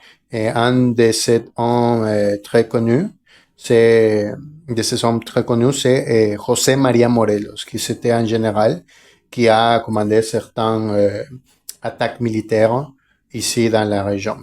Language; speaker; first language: French; non-native, fluent; Spanish